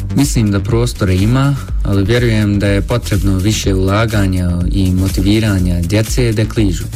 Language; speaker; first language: Bosnian; early bilingual, heritage; Bosnian